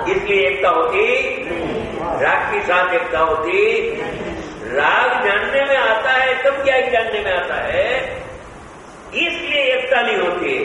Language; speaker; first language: Hindi; non-native, local second language; Gujarati